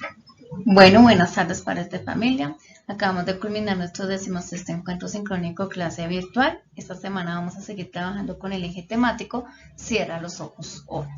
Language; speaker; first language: Spanish; native; Spanish